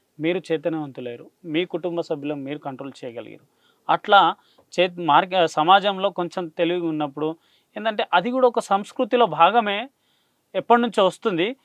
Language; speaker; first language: Telugu; non-native, local second language; Lambadi